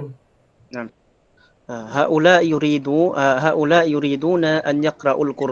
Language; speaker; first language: Arabic; non-native, learner; Filipino